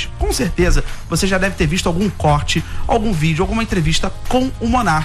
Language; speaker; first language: Portuguese; native; Portuguese